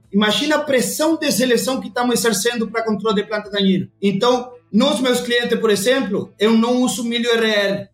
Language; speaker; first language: Portuguese; non-native, fluent; Spanish